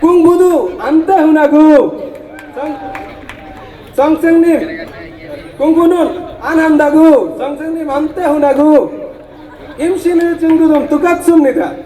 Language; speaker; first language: Korean; non-native, learner; Bangla